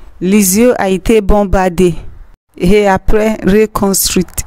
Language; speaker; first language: French; non-native, learner; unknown